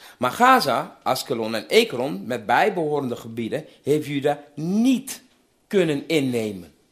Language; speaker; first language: Dutch; non-native, fluent; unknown